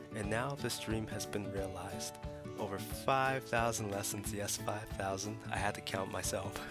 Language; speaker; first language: English; native; English